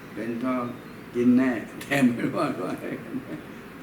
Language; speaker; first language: Thai; native; Thai